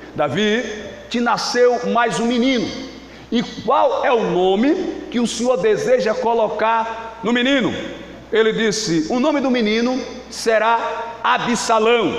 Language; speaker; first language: Portuguese; native; Portuguese